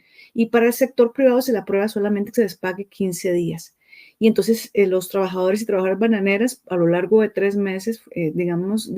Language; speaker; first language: Spanish; native; Spanish